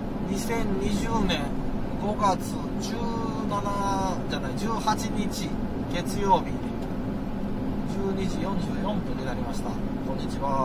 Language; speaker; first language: Japanese; native; Japanese